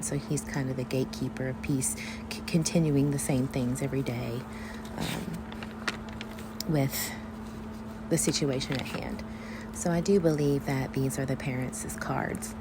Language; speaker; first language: English; native; English